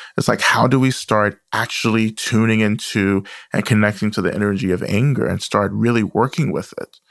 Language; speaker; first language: English; native; English